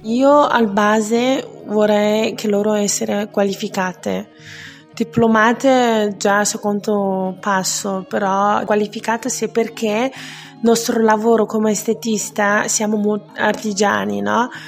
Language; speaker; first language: Italian; non-native, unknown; Chinese